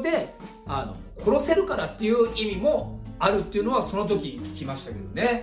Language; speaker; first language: Japanese; native; Japanese